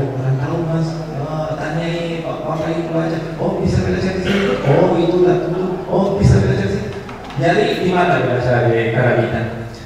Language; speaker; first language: Indonesian; non-native, fluent; Spanish